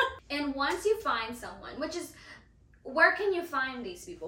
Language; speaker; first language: English; non-native, fluent; Spanish